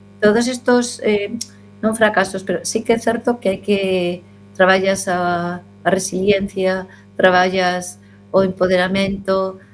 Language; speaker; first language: Galician; non-native, local second language; Spanish